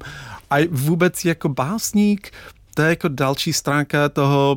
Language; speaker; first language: Czech; non-native, fluent; English